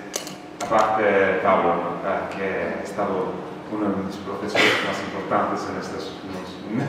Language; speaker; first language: Spanish; non-native, fluent; English